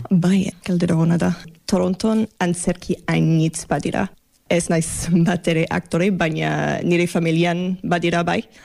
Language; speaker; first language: Basque; non-native, learner; English